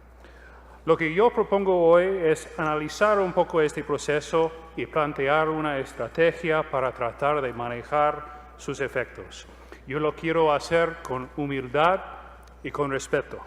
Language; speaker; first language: Spanish; non-native, fluent; English